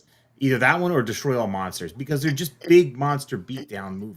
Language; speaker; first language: English; native; English